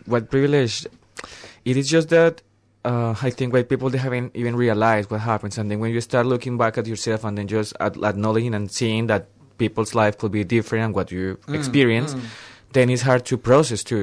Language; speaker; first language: English; non-native, fluent; Spanish